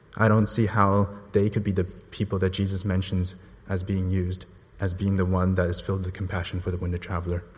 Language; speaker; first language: English; non-native, local second language; Cantonese